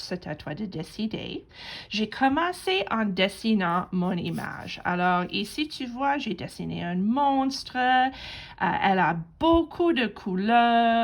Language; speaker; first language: French; non-native, fluent; English